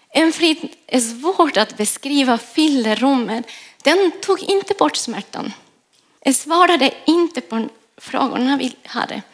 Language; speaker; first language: Swedish; non-native, fluent; Spanish